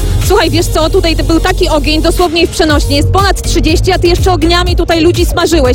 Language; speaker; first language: Polish; native; Polish